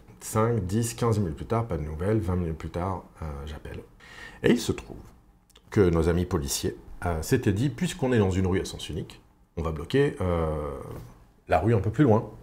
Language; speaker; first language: French; native; French